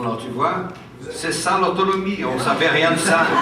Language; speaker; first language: French; non-native, fluent; Portuguese